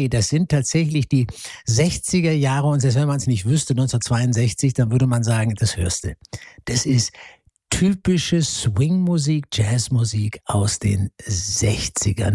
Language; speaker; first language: German; native; German